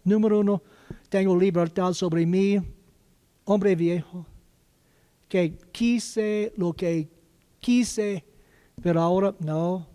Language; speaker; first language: Spanish; non-native, learner; English